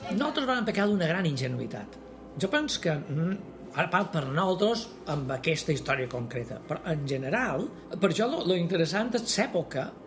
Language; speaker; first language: Catalan; native; Catalan